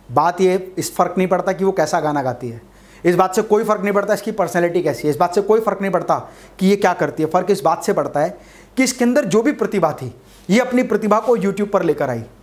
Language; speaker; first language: Hindi; native; Hindi